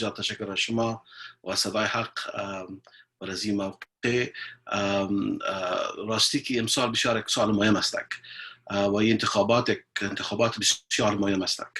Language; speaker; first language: Persian; early bilingual, heritage; Persian